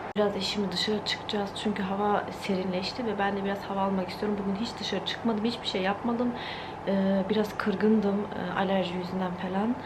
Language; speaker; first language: Turkish; early bilingual, heritage; Turkish